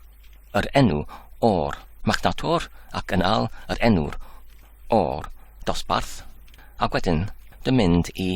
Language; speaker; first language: Welsh; non-native, fluent; English